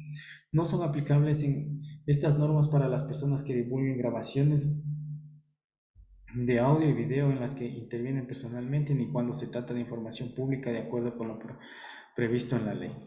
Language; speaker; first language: Spanish; native; Spanish